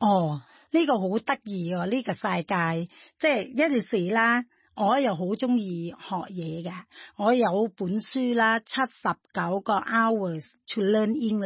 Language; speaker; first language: Chinese; non-native, fluent; Thai